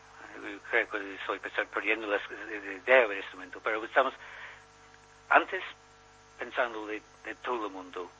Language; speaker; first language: Spanish; non-native, learner; English